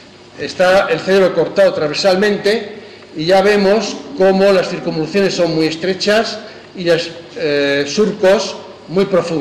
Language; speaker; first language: Spanish; native; Spanish